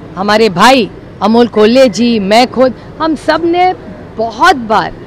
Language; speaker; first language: Hindi; non-native, local second language; Marathi